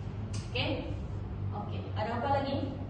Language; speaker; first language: Malay; native; Malay